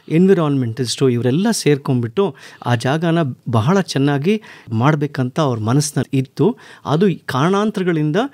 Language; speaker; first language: Kannada; native; Kannada